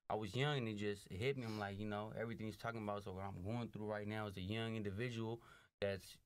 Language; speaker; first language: English; native; English